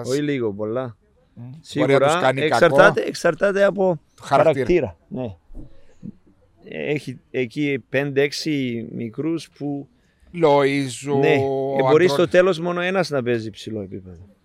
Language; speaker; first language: Greek; non-native, learner; Serbian